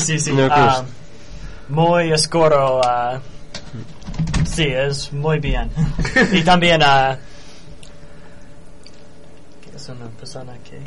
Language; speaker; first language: Spanish; non-native, learner; English